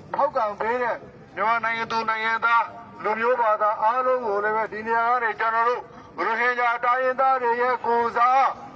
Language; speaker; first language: Burmese; non-native, local second language; Rohingya